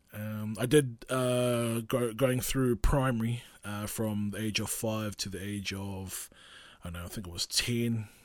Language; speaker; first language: English; non-native, local second language; Māori